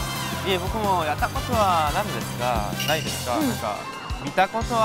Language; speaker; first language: Japanese; non-native, learner; Korean